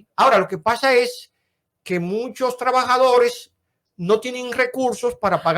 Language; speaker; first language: Spanish; native; Spanish